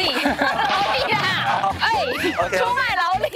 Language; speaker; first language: Chinese; native; Chinese